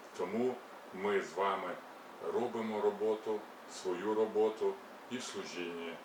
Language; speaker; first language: Ukrainian; native; Ukrainian